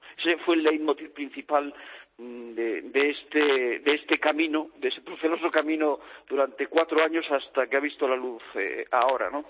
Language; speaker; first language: Spanish; native; Spanish